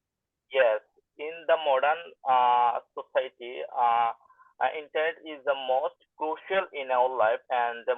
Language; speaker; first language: English; non-native, learner; Bangla